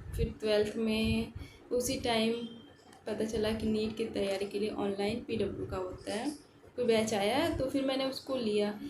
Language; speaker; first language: Hindi; native; Hindi